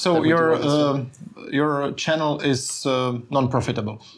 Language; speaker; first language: English; non-native, fluent; Czech